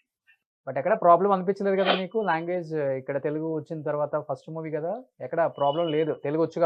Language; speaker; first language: Telugu; native; Telugu